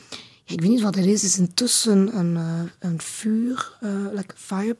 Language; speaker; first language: Dutch; non-native, learner; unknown